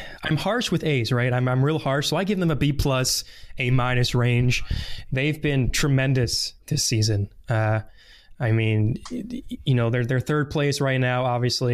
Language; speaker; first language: English; native; English